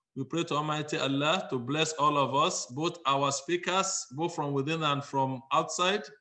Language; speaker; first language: English; non-native, local second language; Yoruba